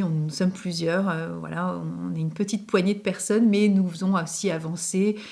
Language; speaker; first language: French; native; French